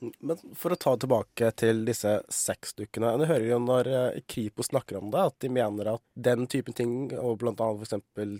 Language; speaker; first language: Norwegian; native; Norwegian